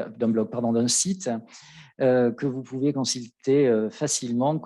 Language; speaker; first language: French; native; French